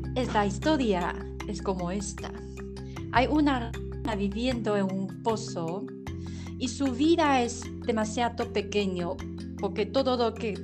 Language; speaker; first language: Spanish; non-native, learner; Chinese